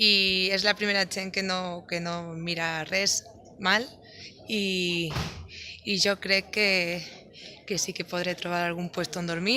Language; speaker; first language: Catalan; non-native, local second language; Spanish